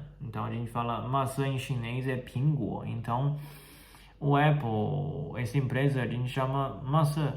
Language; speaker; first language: Portuguese; non-native, fluent; Chinese